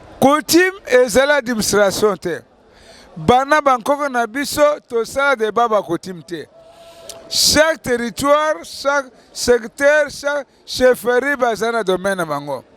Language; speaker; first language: Lingala; non-native, local second language; Kituba (Democratic Republic of Congo)